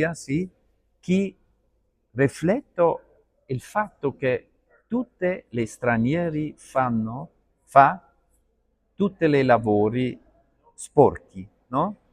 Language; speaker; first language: Italian; non-native, learner; Arabic